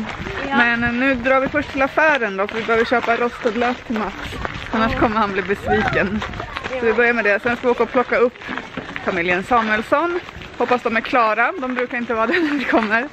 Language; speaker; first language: Swedish; native; Swedish